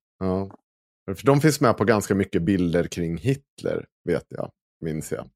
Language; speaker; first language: Swedish; native; Swedish